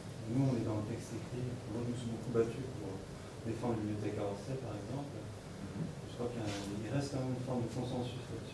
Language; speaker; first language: French; native; French